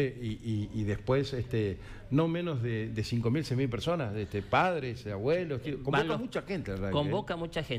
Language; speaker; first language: Spanish; native; Spanish